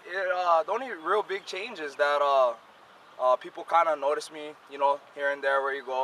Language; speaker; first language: English; native; English